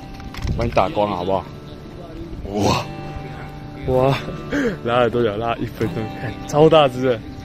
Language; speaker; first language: Chinese; native; Chinese